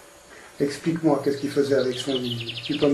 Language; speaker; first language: French; native; French